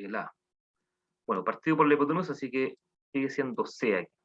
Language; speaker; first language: Spanish; native; Spanish